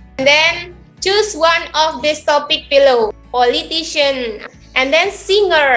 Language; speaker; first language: English; non-native, learner; Indonesian